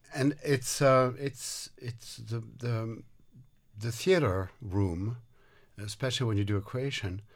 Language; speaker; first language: English; non-native, fluent; French